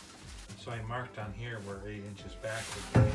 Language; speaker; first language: English; native; English